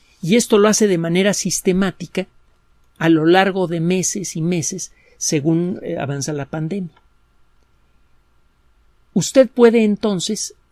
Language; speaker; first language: Spanish; native; Spanish